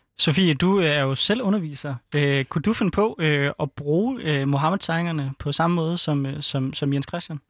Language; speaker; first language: Danish; native; Danish